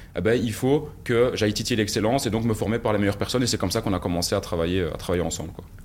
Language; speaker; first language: French; native; French